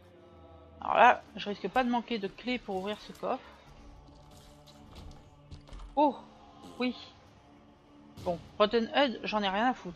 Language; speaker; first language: French; native; French